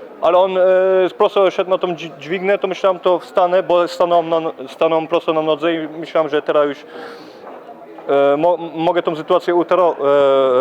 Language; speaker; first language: Polish; early bilingual, heritage; Polish